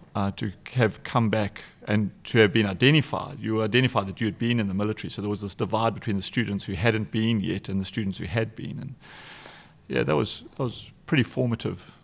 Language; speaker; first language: English; native; English